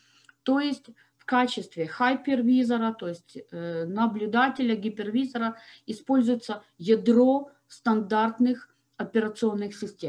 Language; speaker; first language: Russian; native; Russian